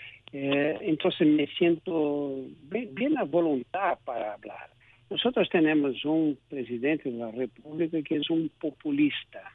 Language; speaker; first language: Spanish; non-native, local second language; Portuguese